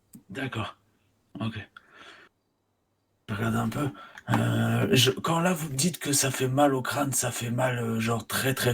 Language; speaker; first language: French; native; French